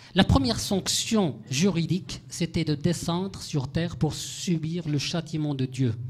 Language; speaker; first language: French; non-native, local second language; Arabic